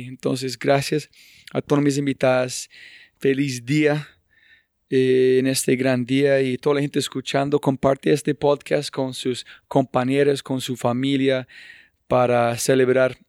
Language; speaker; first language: Spanish; non-native, fluent; English